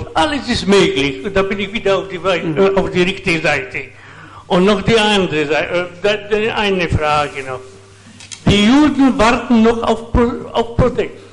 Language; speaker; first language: German; non-native, learner; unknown